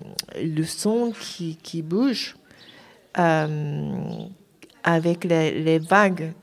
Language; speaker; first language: French; non-native, fluent; Japanese